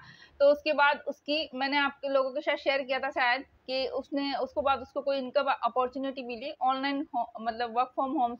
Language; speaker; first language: Hindi; native; Hindi